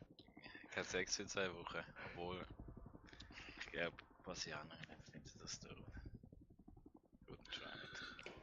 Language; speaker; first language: German; native; German